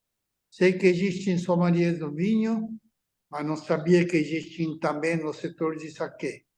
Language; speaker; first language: Portuguese; non-native, fluent; Japanese